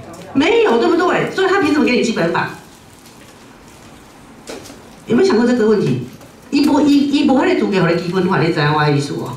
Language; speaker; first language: Chinese; non-native, local second language; Min Nan Chinese